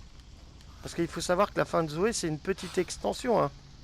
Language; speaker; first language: French; native; French